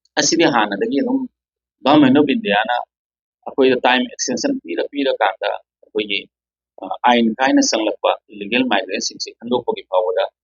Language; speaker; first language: Manipuri; native; Manipuri